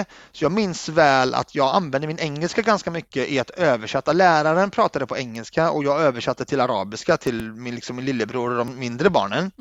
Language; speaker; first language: Swedish; early bilingual, other home language; Arabic